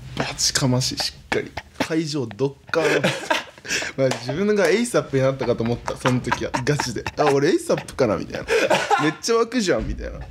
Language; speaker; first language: Japanese; native; Japanese